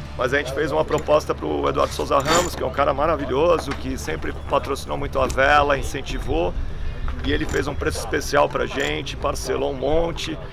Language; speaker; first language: Portuguese; native; Portuguese